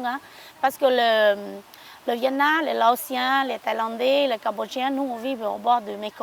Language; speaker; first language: French; non-native, learner; Hmong